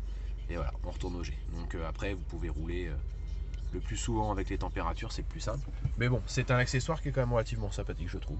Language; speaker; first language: French; native; French